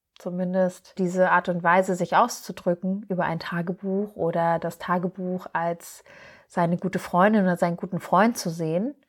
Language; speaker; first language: German; native; German